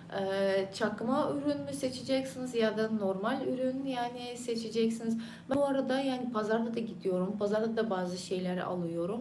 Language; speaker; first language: Turkish; non-native, fluent; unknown